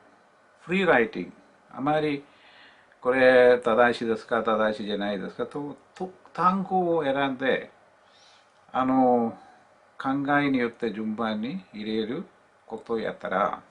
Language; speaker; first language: Japanese; non-native, learner; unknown